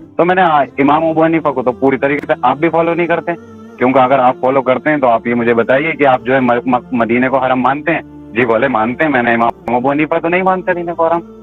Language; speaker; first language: Urdu; native; Urdu